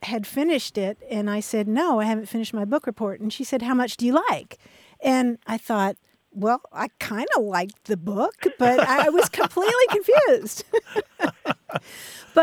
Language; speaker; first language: English; native; English